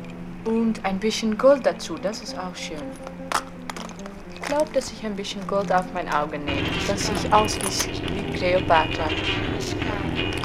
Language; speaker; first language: German; non-native, learner; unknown